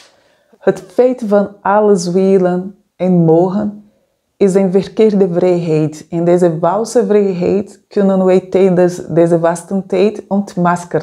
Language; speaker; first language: Dutch; non-native, fluent; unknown